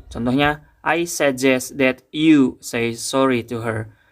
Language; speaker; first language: English; non-native, fluent; Indonesian